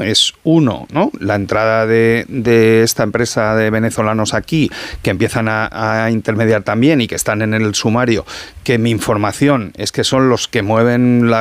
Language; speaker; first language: Spanish; native; Spanish